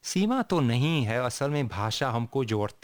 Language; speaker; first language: Hindi; non-native, fluent; Hungarian